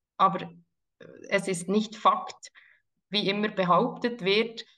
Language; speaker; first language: German; native; German